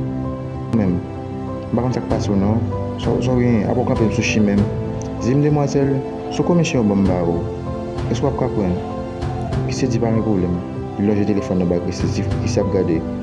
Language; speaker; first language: French; non-native, learner; Haitian Creole